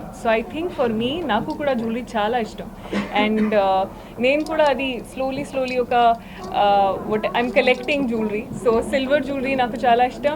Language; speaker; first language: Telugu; non-native, learner; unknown